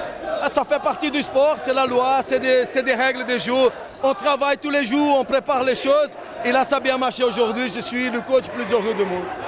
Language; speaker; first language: French; non-native, fluent; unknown